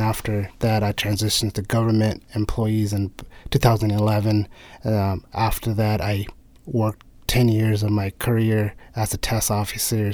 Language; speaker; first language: English; non-native, local second language; Nepali